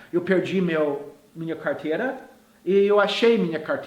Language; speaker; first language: Portuguese; non-native, fluent; English